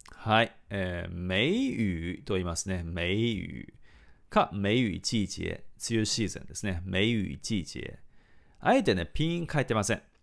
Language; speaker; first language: Japanese; non-native, fluent; Chinese